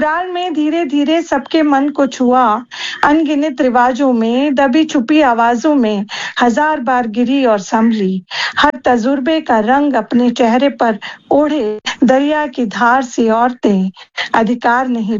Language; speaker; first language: Hindi; native; Hindi